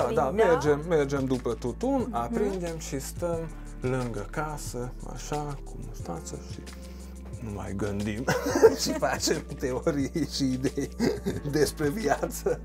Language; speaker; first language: Romanian; non-native, local second language; Hungarian